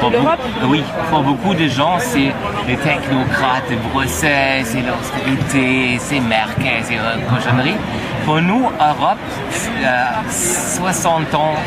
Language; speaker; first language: French; non-native, fluent; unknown